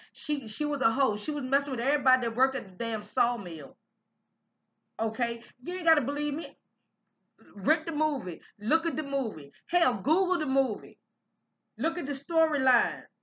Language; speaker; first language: English; native; English